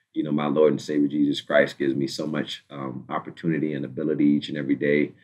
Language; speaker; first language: English; native; English